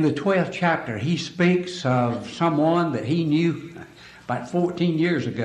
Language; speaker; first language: English; native; English